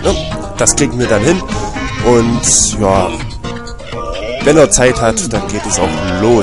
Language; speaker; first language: German; native; German